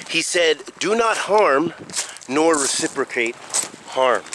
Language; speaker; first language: English; native; English